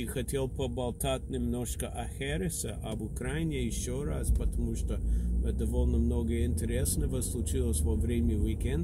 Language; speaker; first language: Russian; non-native, learner; English